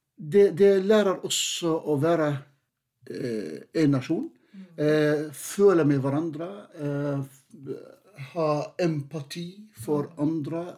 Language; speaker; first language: Norwegian; non-native, fluent; Arabic